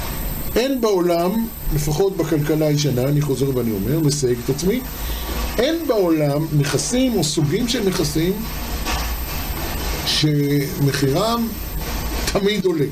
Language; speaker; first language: Hebrew; native; Hebrew